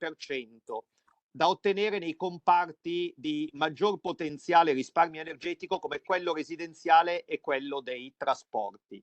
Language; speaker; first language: Italian; native; Italian